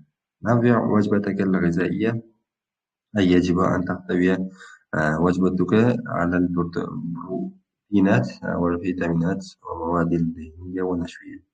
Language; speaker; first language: Arabic; non-native, fluent; Uzbek